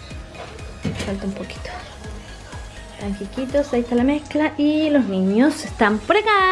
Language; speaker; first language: Spanish; native; Spanish